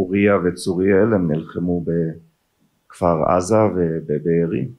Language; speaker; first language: Hebrew; early bilingual, other home language; German